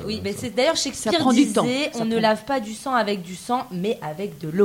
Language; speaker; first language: French; native; French